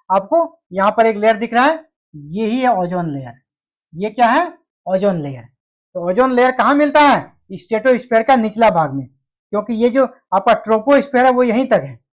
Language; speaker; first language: Hindi; native; Hindi